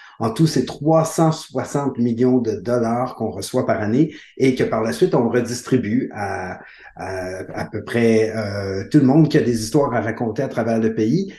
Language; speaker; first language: French; native; French